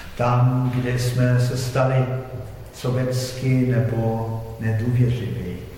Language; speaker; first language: Czech; non-native, fluent; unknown